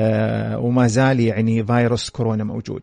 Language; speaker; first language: Arabic; native; Arabic